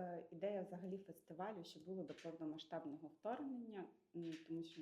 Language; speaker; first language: Ukrainian; native; Ukrainian